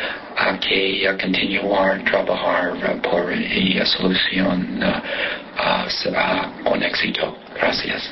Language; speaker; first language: Spanish; non-native, learner; English